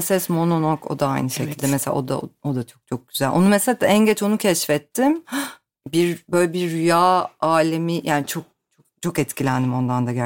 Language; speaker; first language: Turkish; native; Turkish